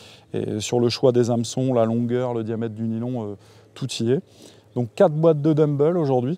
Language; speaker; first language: French; native; French